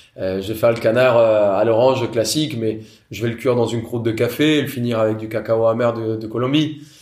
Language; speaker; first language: French; non-native, fluent; Spanish